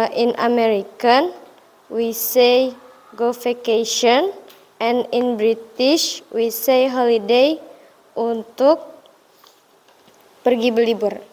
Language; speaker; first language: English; non-native, learner; Indonesian